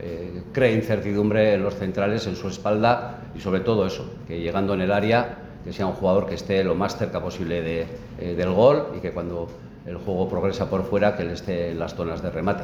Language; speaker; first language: Spanish; native; Spanish